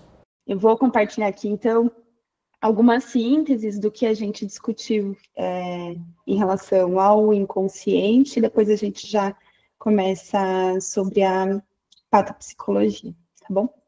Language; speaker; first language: Portuguese; native; Portuguese